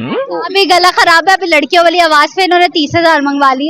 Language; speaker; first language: Urdu; native; Urdu